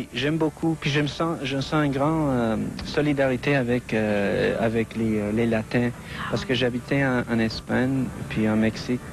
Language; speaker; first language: French; non-native, fluent; English